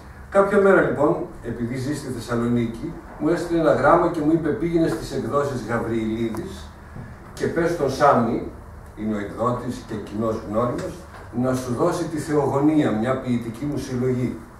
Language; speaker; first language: Greek; non-native, local second language; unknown